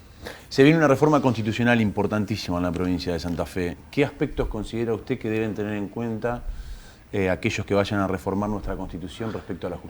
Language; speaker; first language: Spanish; native; Spanish